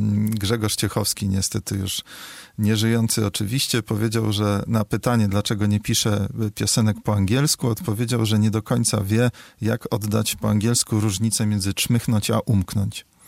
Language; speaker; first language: Polish; native; Polish